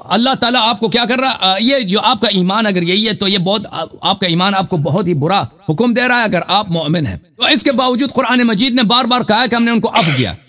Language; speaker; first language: Urdu; non-native, fluent; Persian